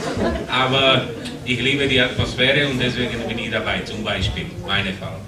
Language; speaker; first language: German; non-native, fluent; Slovak